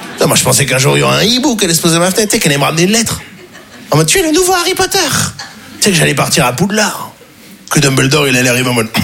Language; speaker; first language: French; native; French